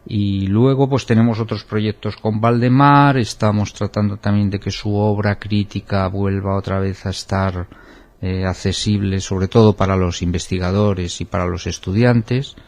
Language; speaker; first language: Spanish; native; Spanish